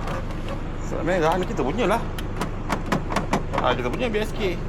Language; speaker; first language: Malay; native; Malay